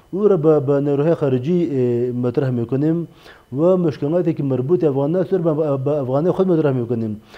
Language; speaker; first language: Persian; non-native, local second language; Pashto